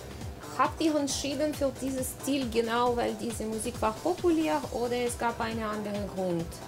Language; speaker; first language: German; non-native, learner; Russian